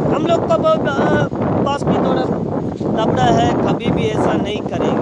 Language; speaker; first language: Hindi; non-native, learner; Tamil